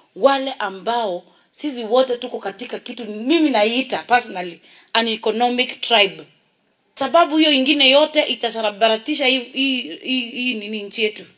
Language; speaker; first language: Swahili; non-native, local second language; Kikuyu